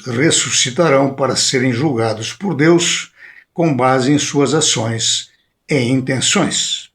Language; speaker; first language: Portuguese; native; Portuguese